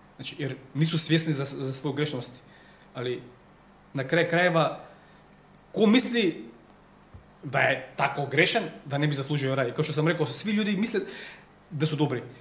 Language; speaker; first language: Serbian; non-native, fluent; Macedonian